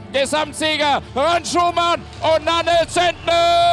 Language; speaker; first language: German; native; German